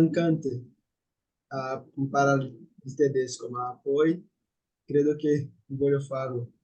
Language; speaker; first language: Italian; non-native, fluent; Portuguese